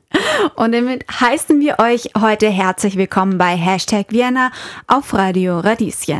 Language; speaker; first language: German; native; German